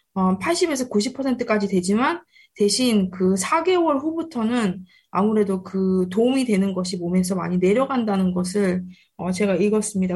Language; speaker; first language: Korean; early bilingual, heritage; Korean